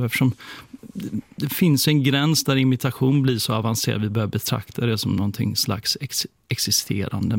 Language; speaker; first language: Swedish; native; Swedish